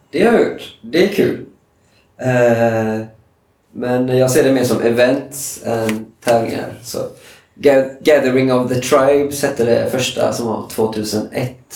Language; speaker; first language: Swedish; native; Swedish